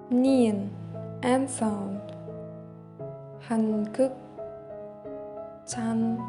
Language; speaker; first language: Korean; native; Korean